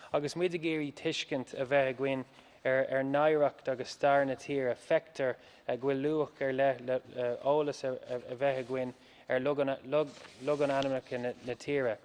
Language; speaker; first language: Irish; non-native, local second language; English